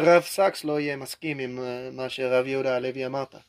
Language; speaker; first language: Hebrew; non-native, learner; English